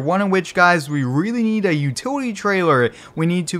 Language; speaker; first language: English; native; English